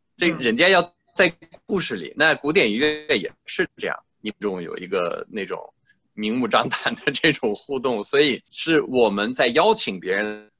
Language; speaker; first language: Chinese; non-native, fluent; French